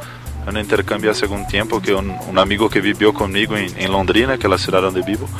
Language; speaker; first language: Spanish; non-native, learner; Portuguese